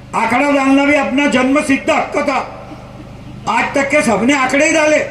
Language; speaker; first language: Hindi; non-native, local second language; Marathi